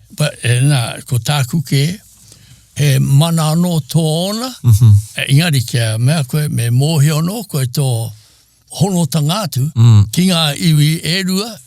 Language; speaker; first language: Māori; native; Māori